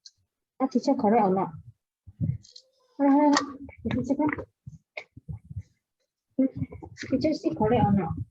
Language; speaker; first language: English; non-native, local second language; Chinese